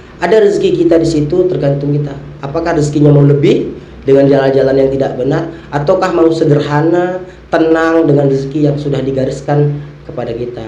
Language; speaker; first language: Indonesian; native; Indonesian